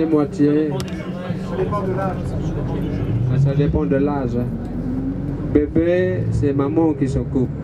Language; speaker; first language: French; non-native, learner; Balinese